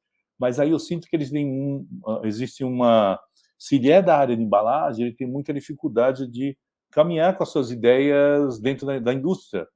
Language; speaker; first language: Portuguese; native; Portuguese